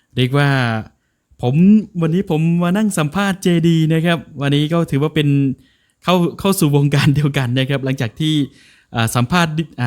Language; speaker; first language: Thai; non-native, local second language; Northern Khmer